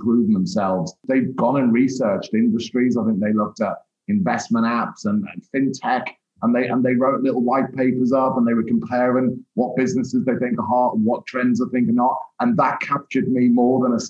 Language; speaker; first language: English; native; English